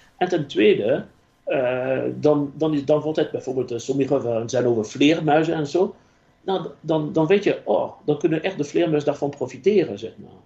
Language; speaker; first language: Dutch; non-native, fluent; French